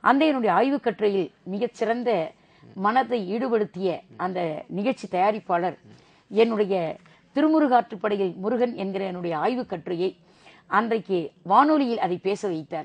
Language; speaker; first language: Tamil; native; Tamil